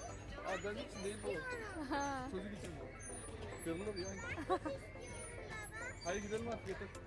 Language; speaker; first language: Turkish; native; Turkish